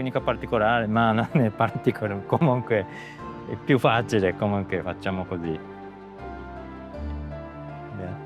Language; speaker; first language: Italian; non-native, learner; Japanese